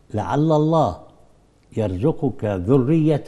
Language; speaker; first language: Arabic; native; Arabic